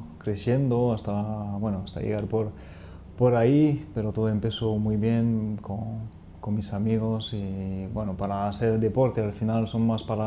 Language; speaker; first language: Spanish; non-native, fluent; French